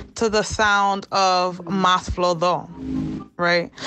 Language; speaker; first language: English; early bilingual, other home language; Spanish